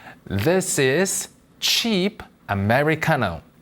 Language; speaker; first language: English; non-native, fluent; Korean